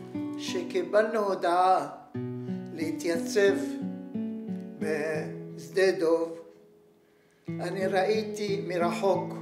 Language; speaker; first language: Hebrew; non-native, fluent; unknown